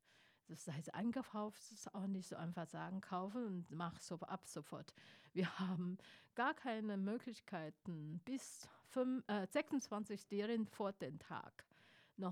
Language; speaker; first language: German; non-native, fluent; Chinese